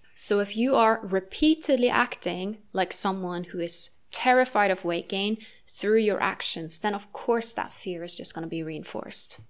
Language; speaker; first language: English; non-native, fluent; Norwegian